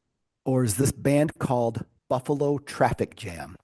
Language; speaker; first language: English; native; English